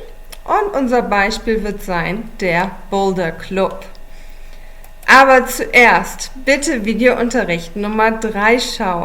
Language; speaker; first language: German; non-native, fluent; English